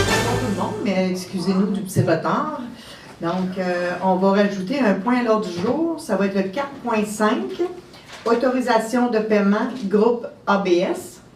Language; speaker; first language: French; native; French